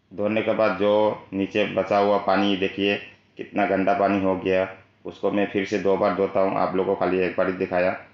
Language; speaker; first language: Hindi; non-native, local second language; Manipuri